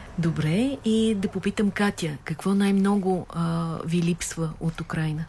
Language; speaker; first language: Bulgarian; native; Bulgarian